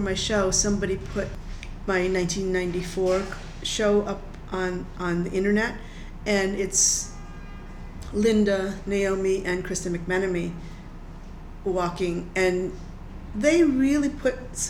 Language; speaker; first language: English; native; English